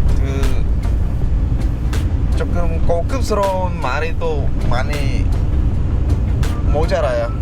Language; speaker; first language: Korean; non-native, learner; Khmer